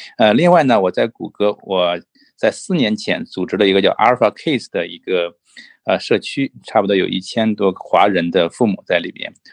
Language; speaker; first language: Chinese; native; Chinese